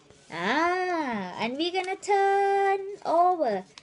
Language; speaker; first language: English; non-native, learner; Thai